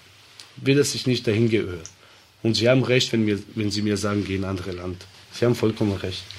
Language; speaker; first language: German; early bilingual, other home language; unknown